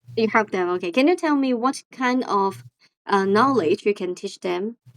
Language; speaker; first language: English; non-native, fluent; Cantonese